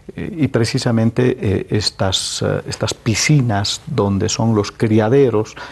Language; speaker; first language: Spanish; native; Spanish